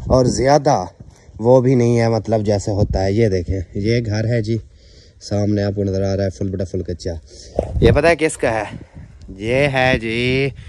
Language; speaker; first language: Urdu; non-native, local second language; Saraiki